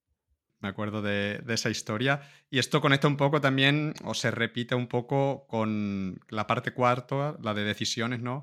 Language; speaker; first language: Spanish; native; Spanish